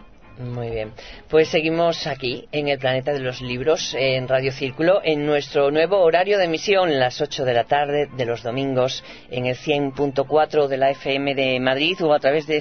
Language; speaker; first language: Spanish; native; Spanish